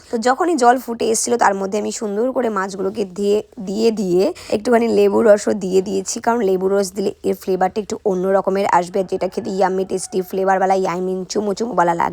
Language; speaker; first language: Bangla; native; Bangla